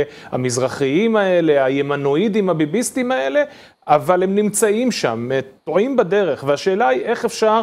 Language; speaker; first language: Hebrew; native; Hebrew